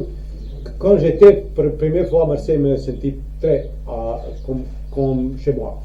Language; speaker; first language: French; non-native, learner; Croatian